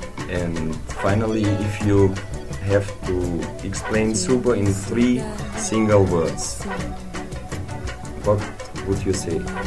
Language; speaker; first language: English; non-native, fluent; German